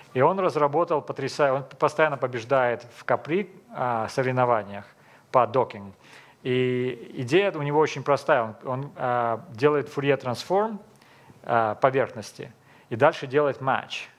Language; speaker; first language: Russian; native; Russian